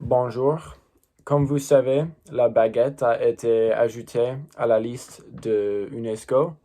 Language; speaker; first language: French; non-native, learner; English